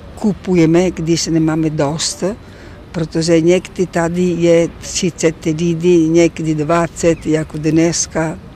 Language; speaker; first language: Czech; non-native, learner; Italian